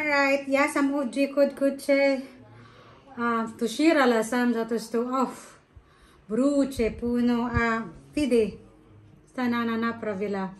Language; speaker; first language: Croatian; non-native, learner; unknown